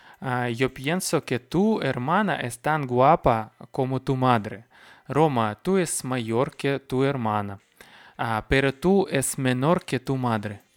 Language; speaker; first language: Spanish; non-native, learner; Russian